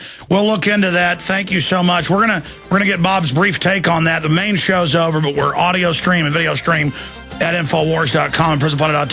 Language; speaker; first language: English; native; English